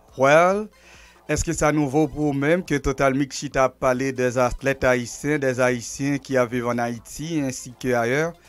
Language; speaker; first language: French; non-native, local second language; Haitian Creole